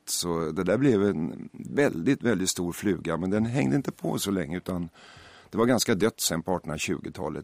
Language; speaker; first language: Swedish; native; Swedish